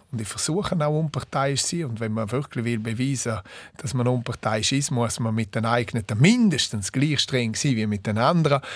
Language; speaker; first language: German; non-native, local second language; Romansh